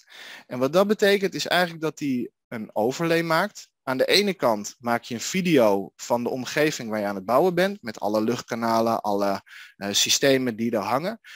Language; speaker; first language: Dutch; native; Dutch